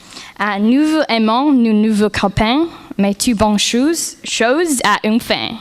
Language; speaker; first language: French; non-native, learner; English